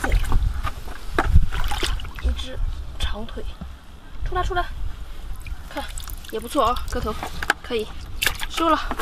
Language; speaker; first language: Chinese; native; Chinese